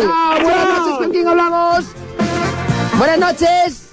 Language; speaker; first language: Spanish; native; Spanish